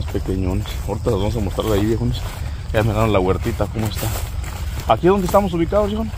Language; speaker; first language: Spanish; native; Spanish